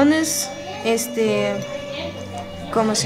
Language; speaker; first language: Spanish; non-native, fluent; Ukrainian